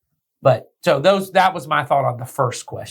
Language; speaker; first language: English; native; English